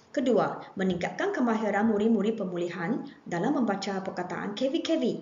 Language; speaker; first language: Malay; non-native, local second language; Chinese